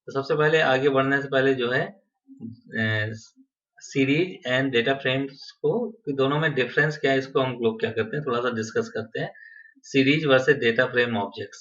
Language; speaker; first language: Hindi; native; Hindi